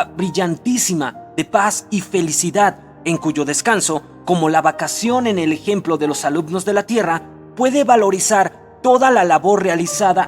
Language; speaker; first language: Spanish; native; Spanish